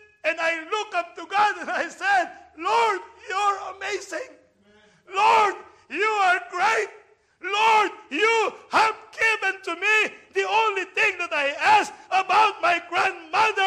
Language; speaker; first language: English; non-native, local second language; Filipino